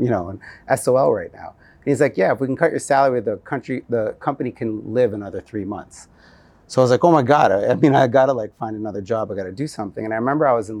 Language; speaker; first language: English; native; English